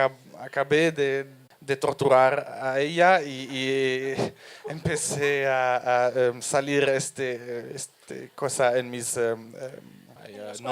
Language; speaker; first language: Spanish; non-native, fluent; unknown